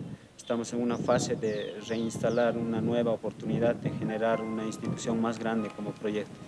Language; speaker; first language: Spanish; native; Spanish